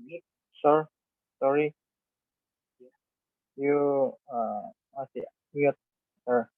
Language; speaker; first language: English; non-native, local second language; Indonesian